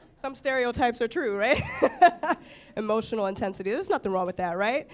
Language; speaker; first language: English; native; English